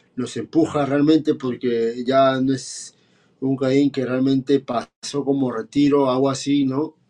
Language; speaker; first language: Spanish; native; Spanish